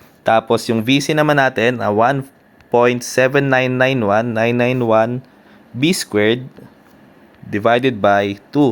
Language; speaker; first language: Filipino; native; Filipino